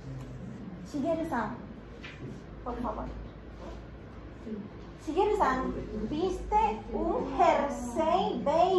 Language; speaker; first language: Spanish; non-native, fluent; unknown